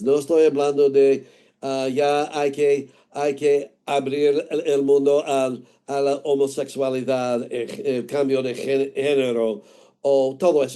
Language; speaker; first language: Spanish; non-native, fluent; English